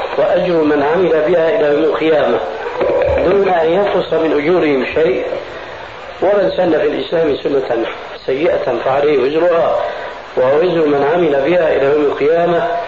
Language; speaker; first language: Arabic; early bilingual, other home language; Albanian